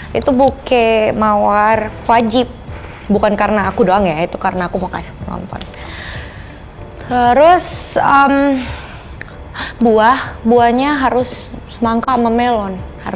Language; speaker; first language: Indonesian; native; Indonesian